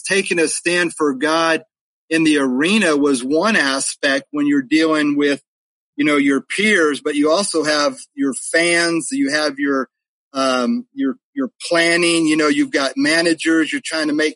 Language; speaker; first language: English; native; English